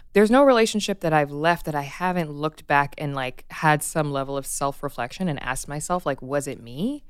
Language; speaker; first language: English; native; English